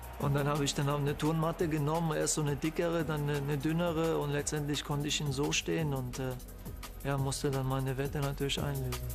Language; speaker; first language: German; early bilingual, other home language; Polish